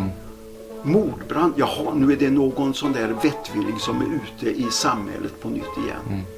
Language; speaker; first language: Swedish; native; Swedish